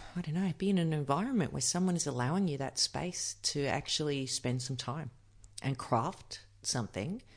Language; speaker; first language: English; native; English